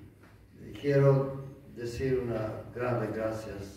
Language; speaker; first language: Spanish; non-native, learner; Greek